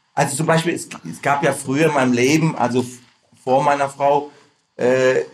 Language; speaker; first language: German; native; German